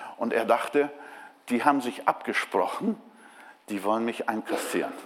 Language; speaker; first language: German; non-native, fluent; Portuguese